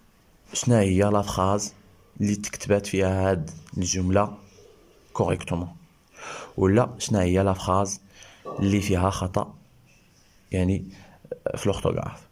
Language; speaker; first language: Arabic; native; Arabic